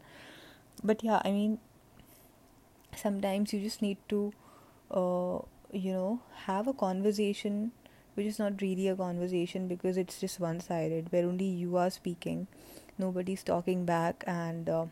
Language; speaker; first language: English; non-native, local second language; Hindi